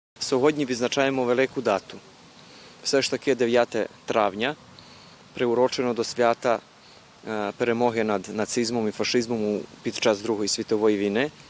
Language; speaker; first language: Ukrainian; early bilingual, heritage; Ukrainian